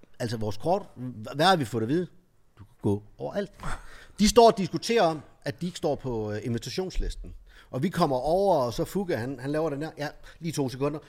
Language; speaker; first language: Danish; early bilingual, other home language; Turkish